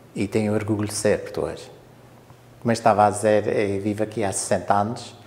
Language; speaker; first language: Portuguese; early bilingual, heritage; English